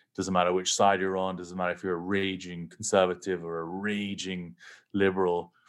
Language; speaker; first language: English; native; English